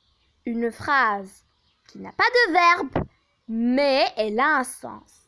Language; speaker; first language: French; non-native, local second language; Arabic